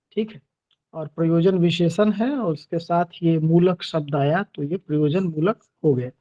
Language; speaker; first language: Hindi; native; Hindi